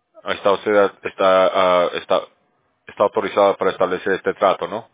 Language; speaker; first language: Spanish; native; Spanish